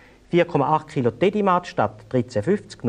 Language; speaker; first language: German; native; German